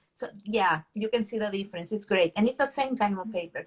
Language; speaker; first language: English; non-native, fluent; Spanish